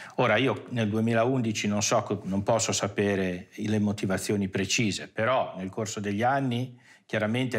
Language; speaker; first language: Italian; native; Italian